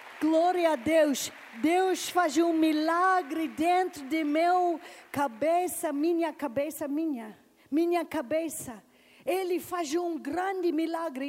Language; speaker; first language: Portuguese; non-native, learner; English